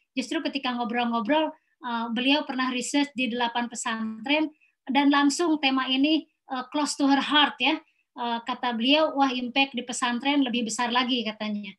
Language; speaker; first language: Indonesian; non-native, local second language; Sundanese